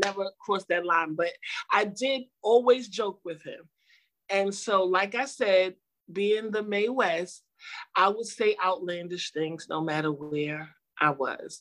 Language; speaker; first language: English; native; English